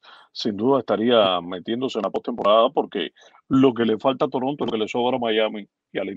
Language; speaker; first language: Spanish; native; Spanish